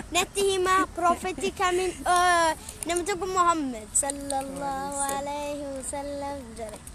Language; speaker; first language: Oromo; early bilingual, heritage; Oromo